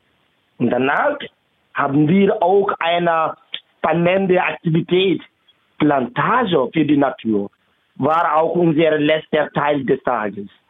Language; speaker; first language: German; non-native, fluent; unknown